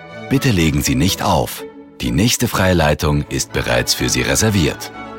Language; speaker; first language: German; native; German